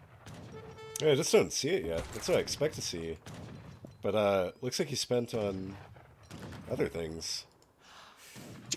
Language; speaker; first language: English; native; English